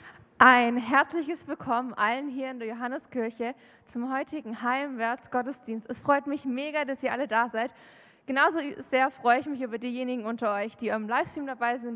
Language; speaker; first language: German; native; German